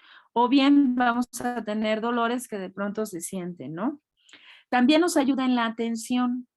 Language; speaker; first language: Spanish; native; Spanish